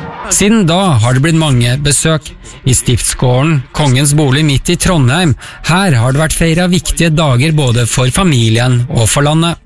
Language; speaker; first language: Norwegian; native; Norwegian